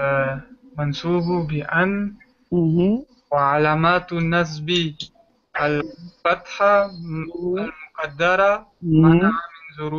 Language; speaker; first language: Arabic; non-native, learner; French